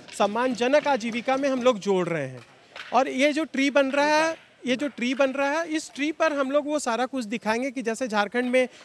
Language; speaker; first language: Hindi; native; Hindi